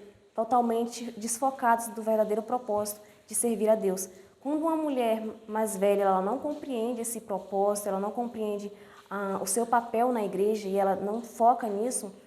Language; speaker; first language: Portuguese; native; Portuguese